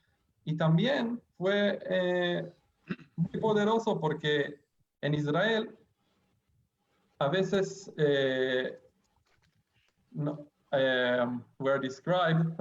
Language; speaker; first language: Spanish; non-native, fluent; Hebrew